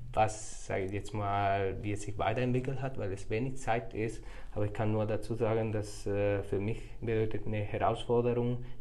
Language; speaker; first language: German; non-native, fluent; Spanish